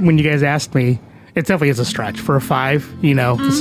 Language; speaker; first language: English; native; English